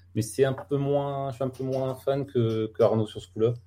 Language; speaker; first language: French; native; French